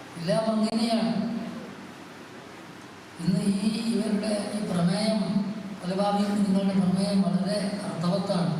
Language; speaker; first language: Malayalam; native; Malayalam